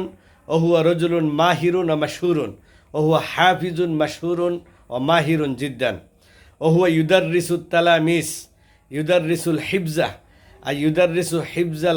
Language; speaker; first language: Arabic; non-native, learner; Bangla